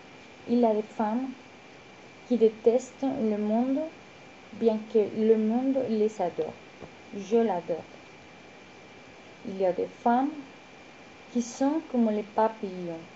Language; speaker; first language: French; non-native, learner; Spanish